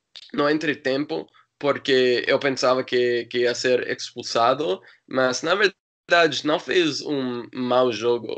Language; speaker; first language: Portuguese; non-native, learner; English